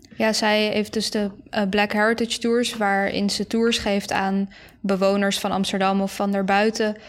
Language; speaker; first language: Dutch; early bilingual, other home language; Bosnian